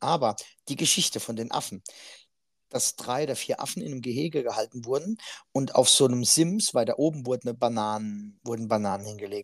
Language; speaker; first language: German; native; German